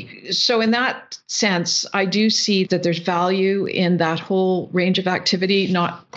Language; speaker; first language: English; native; English